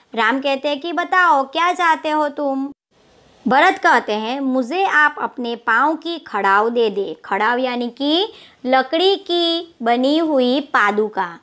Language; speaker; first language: Hindi; non-native, local second language; Gujarati